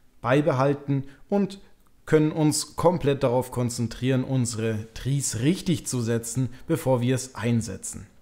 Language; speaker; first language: German; native; German